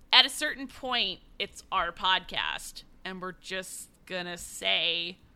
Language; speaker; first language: English; native; English